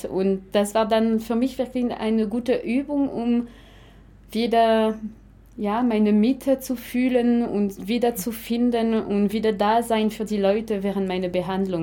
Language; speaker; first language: German; non-native, fluent; French